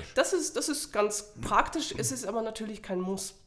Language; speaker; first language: German; non-native, fluent; Polish